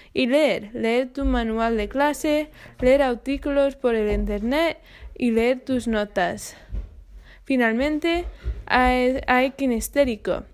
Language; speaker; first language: Spanish; non-native, fluent; English